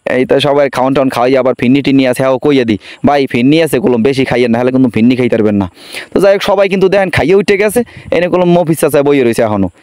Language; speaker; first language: Bangla; native; Bangla